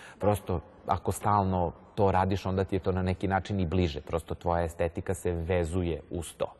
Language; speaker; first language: Serbian; native; Serbian